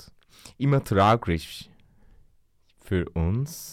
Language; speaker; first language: German; non-native, learner; Turkish